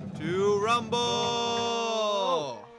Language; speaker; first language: English; native; English